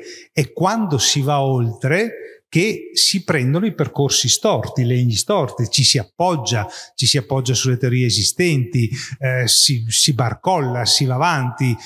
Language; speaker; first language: Italian; native; Italian